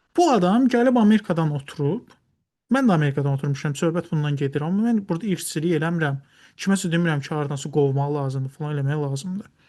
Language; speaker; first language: Azerbaijani; non-native, local second language; Talysh